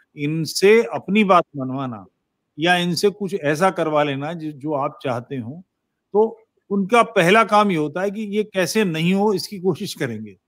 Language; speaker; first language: Hindi; native; Hindi